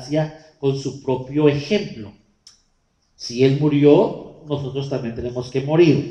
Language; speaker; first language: Spanish; native; Spanish